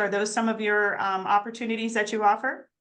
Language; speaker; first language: English; native; English